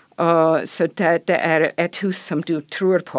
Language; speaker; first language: Norwegian; non-native, fluent; English